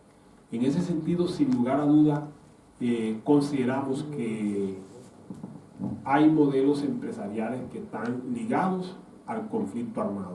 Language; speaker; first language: Spanish; native; Spanish